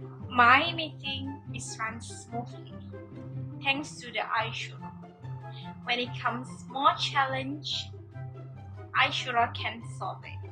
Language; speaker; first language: English; non-native, learner; Malay